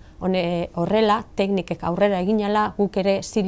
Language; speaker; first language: Basque; non-native, local second language; Spanish